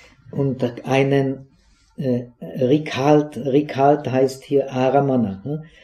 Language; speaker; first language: German; non-native, fluent; Czech